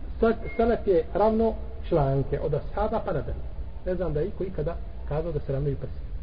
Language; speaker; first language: Bosnian; native; Bosnian